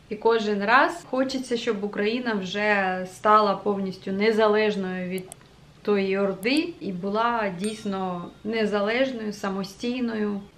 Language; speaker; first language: Ukrainian; non-native, local second language; Russian